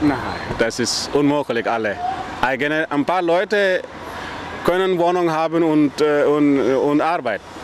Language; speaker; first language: German; non-native, learner; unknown